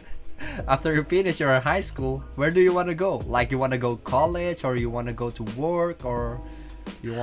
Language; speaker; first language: English; non-native, learner; Indonesian